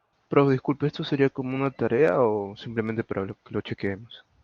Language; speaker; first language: Spanish; native; Spanish